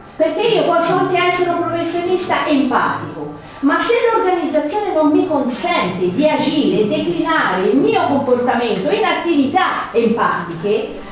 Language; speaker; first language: Italian; native; Italian